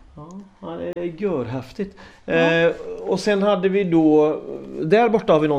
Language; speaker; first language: Swedish; native; Swedish